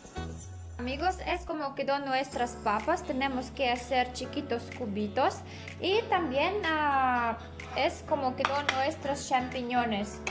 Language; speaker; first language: Spanish; non-native, learner; Polish